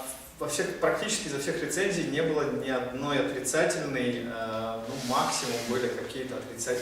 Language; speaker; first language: Russian; native; Russian